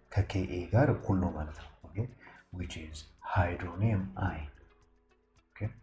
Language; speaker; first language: English; non-native, local second language; Amharic